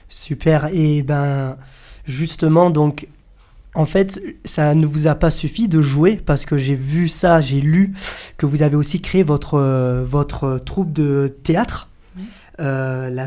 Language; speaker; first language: French; native; French